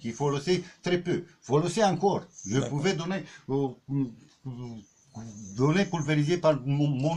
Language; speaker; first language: French; non-native, learner; Romanian